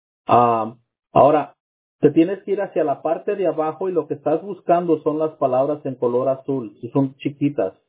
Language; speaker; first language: Spanish; early bilingual, heritage; Spanish